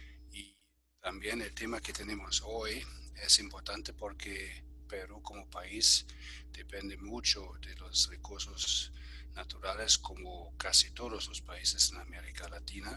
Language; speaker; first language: Spanish; non-native, fluent; German